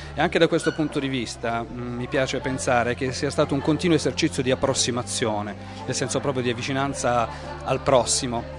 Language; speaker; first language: Italian; native; Italian